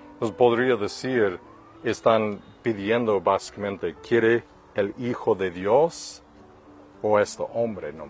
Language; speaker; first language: Spanish; non-native, fluent; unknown